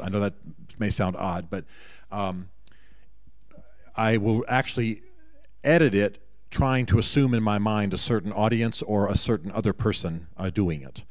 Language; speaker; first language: English; native; English